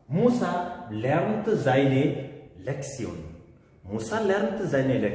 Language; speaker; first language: German; non-native, fluent; French